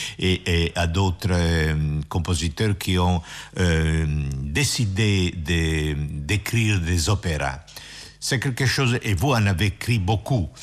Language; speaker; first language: French; non-native, fluent; Italian